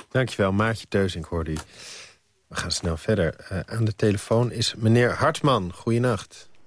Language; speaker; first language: Dutch; native; Dutch